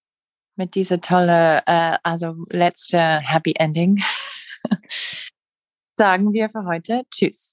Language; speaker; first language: German; non-native, learner; English